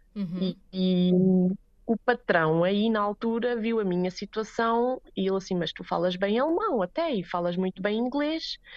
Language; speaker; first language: Portuguese; native; Portuguese